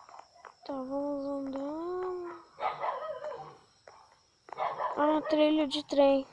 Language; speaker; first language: Portuguese; native; Portuguese